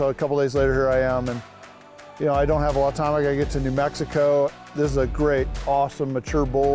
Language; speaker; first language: English; native; English